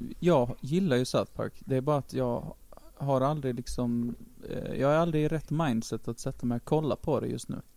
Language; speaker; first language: Swedish; native; Swedish